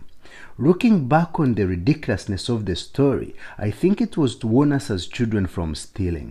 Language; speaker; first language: English; non-native, local second language; Nyankole